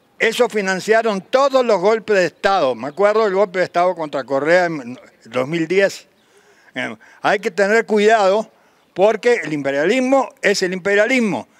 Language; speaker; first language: Spanish; native; Spanish